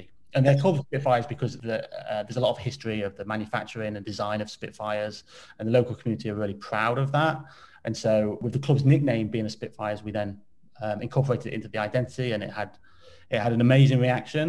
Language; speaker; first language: English; native; English